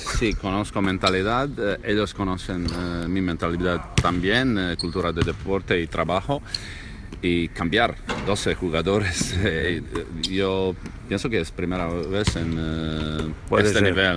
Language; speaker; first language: Spanish; non-native, learner; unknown